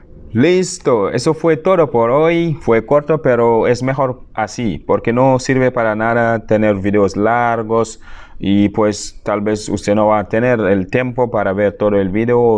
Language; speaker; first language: Spanish; non-native, fluent; Wolof